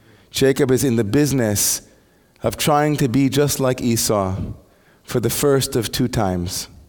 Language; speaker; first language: English; native; English